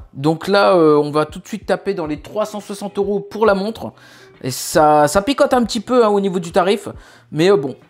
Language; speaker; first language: French; native; French